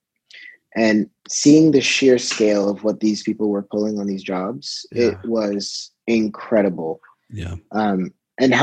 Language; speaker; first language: English; native; English